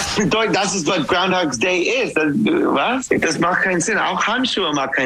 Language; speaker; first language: German; non-native, learner; English